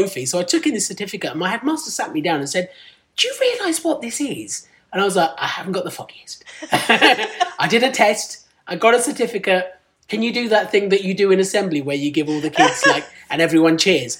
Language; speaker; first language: English; non-native, local second language; Punjabi